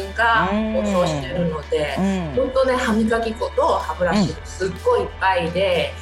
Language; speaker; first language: Japanese; non-native, fluent; Chinese